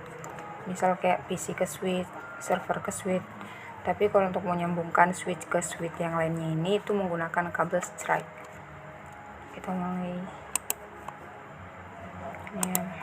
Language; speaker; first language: Indonesian; native; Indonesian